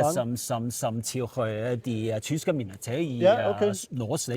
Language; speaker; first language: Danish; non-native, learner; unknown